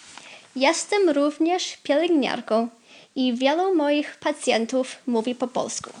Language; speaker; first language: Polish; early bilingual, heritage; Polish